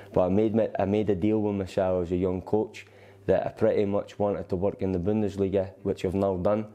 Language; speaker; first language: English; native; English